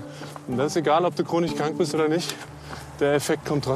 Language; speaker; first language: German; native; German